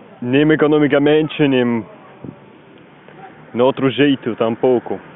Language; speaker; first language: Portuguese; non-native, learner; Spanish